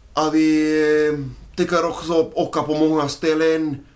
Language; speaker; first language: Swedish; non-native, fluent; Spanish